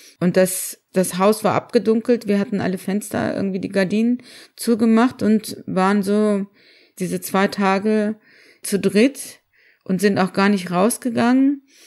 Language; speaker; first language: German; early bilingual, other home language; Turkish